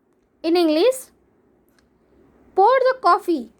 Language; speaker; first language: English; non-native, local second language; Hindi